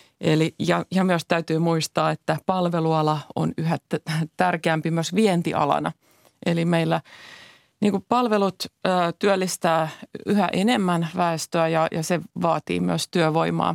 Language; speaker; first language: Finnish; native; Finnish